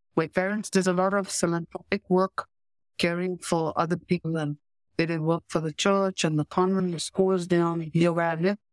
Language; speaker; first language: English; native; English